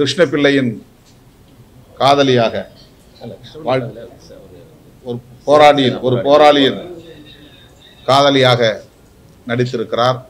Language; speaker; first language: Tamil; native; Tamil